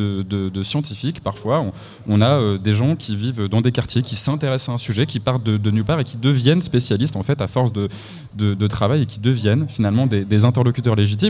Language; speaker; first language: French; native; French